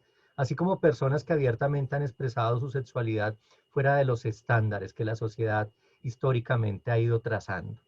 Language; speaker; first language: Spanish; native; Spanish